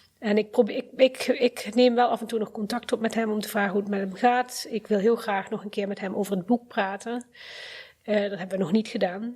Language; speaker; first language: Dutch; early bilingual, other home language; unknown